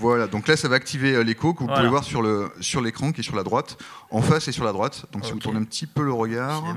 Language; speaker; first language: French; native; French